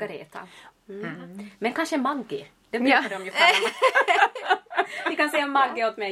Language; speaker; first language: Swedish; native; Swedish